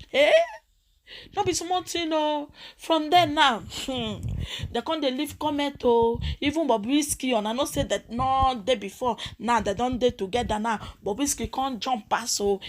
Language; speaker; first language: Nigerian Pidgin; non-native, local second language; Yoruba